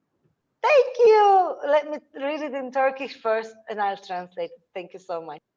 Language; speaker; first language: English; non-native, learner; Turkish